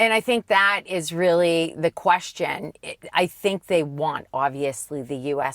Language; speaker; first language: English; native; English